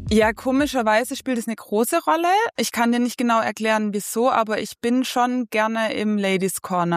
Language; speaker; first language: German; native; German